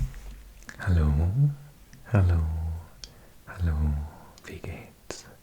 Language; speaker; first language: German; non-native, learner; Welsh